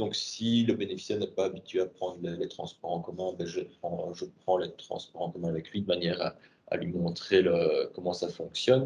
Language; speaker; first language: French; native; French